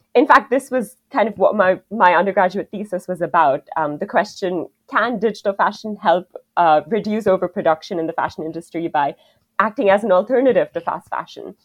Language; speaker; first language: English; non-native, local second language; Hindi